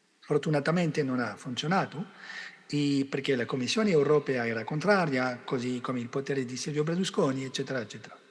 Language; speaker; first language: Italian; non-native, fluent; French